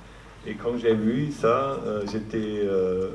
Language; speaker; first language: French; non-native, fluent; German